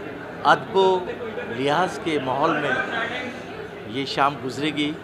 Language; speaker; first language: Hindi; native; Hindi